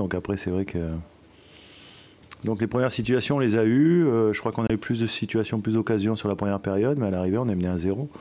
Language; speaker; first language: French; native; French